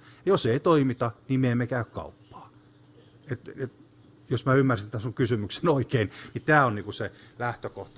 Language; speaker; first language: Finnish; native; Finnish